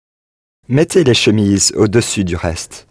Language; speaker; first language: French; non-native, learner; English